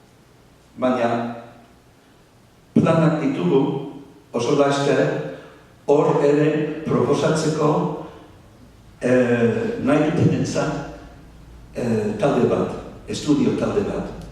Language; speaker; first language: Basque; non-native, fluent; English